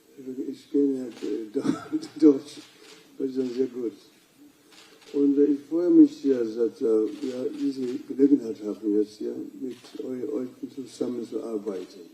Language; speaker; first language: German; non-native, fluent; Luo (Kenya and Tanzania)